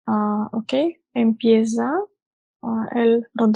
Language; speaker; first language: Spanish; non-native, learner; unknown